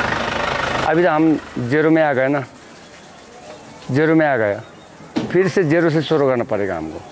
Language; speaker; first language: Hindi; non-native, fluent; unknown